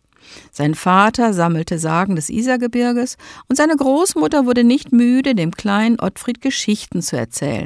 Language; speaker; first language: German; native; German